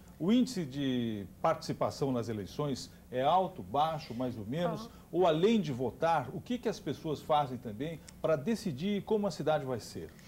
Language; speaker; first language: Portuguese; native; Portuguese